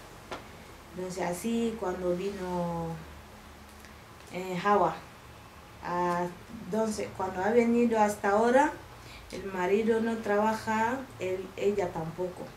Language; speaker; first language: Spanish; non-native, fluent; Bambara